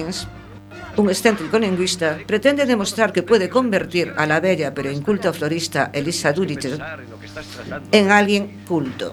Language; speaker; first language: Spanish; native; Spanish